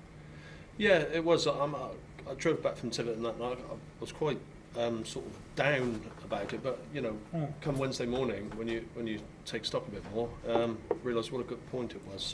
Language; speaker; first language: English; native; English